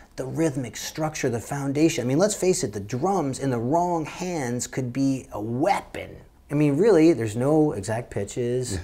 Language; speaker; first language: English; native; English